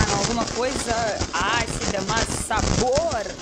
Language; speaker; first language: Portuguese; non-native, learner; Russian